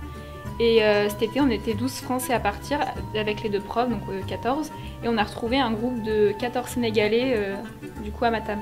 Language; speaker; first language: French; native; French